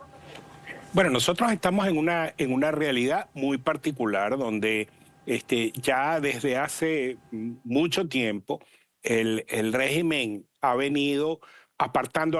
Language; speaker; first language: Spanish; native; Spanish